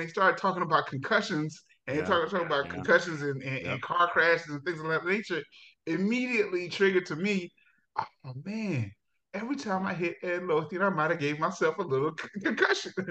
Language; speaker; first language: English; native; English